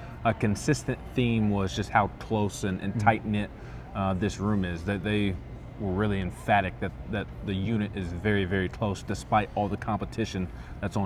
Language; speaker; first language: English; native; English